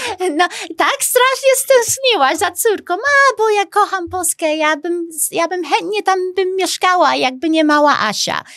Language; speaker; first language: Polish; early bilingual, heritage; Polish